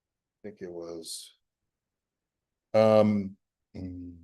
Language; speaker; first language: English; native; English